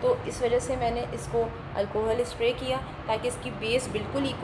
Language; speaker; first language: Hindi; native; Hindi